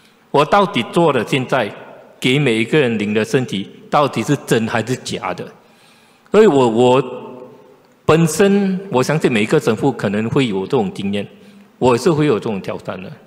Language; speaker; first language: Chinese; native; Chinese